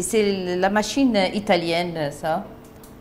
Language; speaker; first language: French; non-native, local second language; Arabic